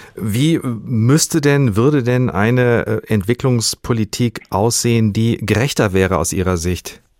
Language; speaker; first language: German; native; German